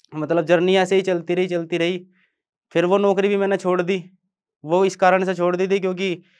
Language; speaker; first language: Hindi; native; Hindi